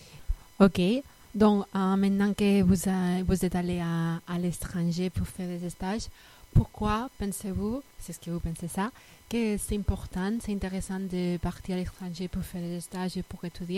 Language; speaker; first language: French; non-native, fluent; Spanish